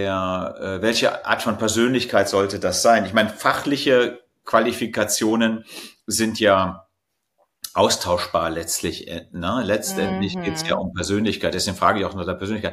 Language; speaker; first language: German; native; German